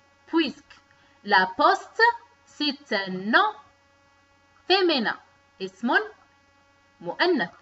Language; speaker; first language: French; non-native, local second language; Arabic